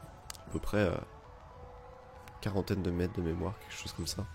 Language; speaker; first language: French; native; French